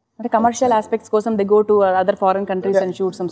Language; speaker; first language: Telugu; native; Telugu